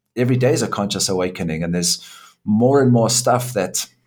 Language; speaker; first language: English; native; English